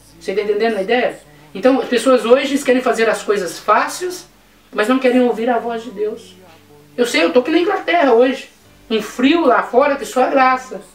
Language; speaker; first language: Portuguese; native; Portuguese